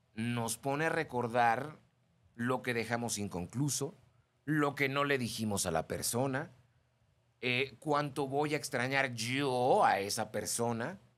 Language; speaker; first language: Spanish; native; Spanish